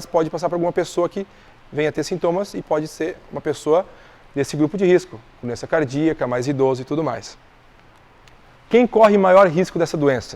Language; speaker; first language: Portuguese; native; Portuguese